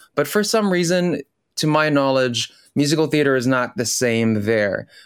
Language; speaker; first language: English; early bilingual, other home language; Filipino